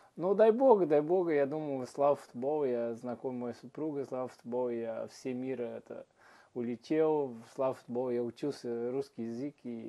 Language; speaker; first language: Russian; non-native, learner; Portuguese